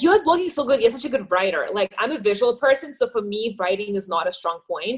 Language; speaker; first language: English; non-native, fluent; Ukrainian